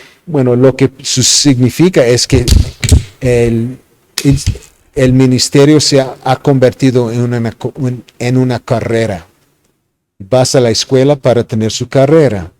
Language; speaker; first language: Spanish; non-native, fluent; English